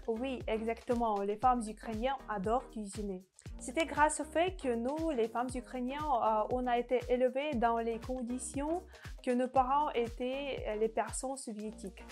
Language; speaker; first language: French; non-native, fluent; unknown